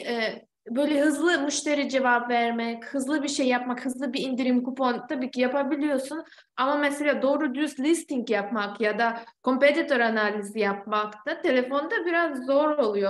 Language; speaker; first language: Turkish; non-native, fluent; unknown